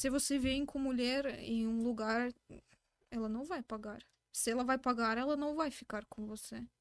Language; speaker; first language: Portuguese; non-native, learner; Russian